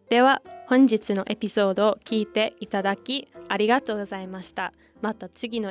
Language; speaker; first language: Japanese; non-native, fluent; English